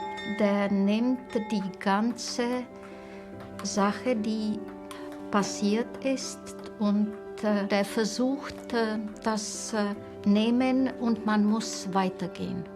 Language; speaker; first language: German; non-native, fluent; Czech